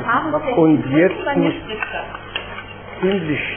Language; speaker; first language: German; non-native, fluent; Persian